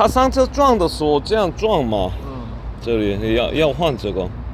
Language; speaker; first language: Chinese; non-native, learner; Korean